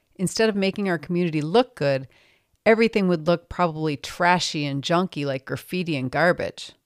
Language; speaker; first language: English; native; English